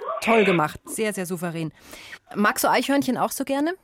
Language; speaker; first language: German; native; German